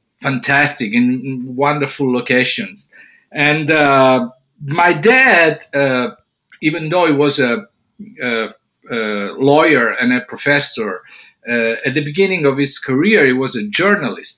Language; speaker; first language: English; non-native, fluent; Italian